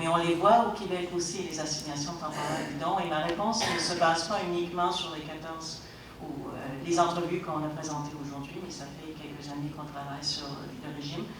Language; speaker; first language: French; native; French